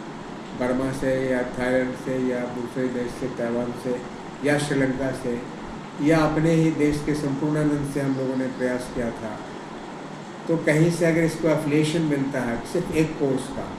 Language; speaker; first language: Hindi; native; Hindi